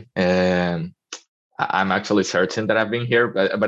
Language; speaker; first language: English; non-native, fluent; Spanish